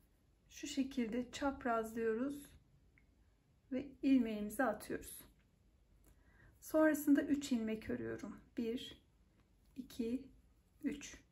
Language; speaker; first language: Turkish; native; Turkish